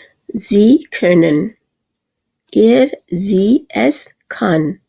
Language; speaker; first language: German; non-native, fluent; Urdu